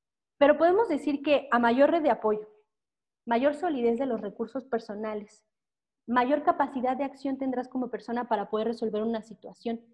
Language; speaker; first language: Spanish; native; Spanish